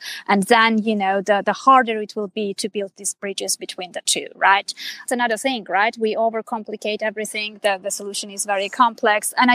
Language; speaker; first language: English; non-native, fluent; Armenian